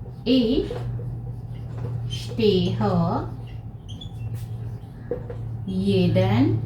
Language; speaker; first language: German; non-native, fluent; Hindi